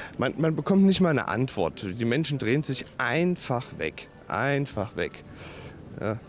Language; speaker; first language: German; native; German